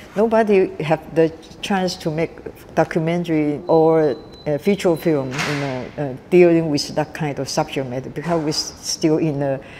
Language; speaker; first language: English; non-native, learner; Chinese